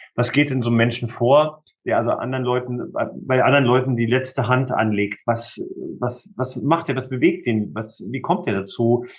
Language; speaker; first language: German; native; German